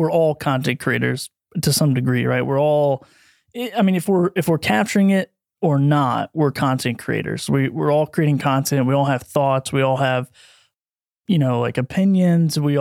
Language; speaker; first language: English; native; English